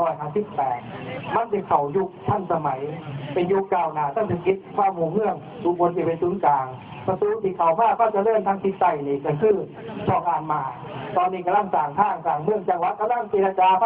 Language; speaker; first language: Thai; non-native, local second language; Lao